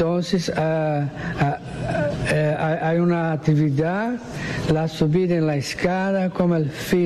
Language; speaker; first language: Spanish; non-native, learner; Portuguese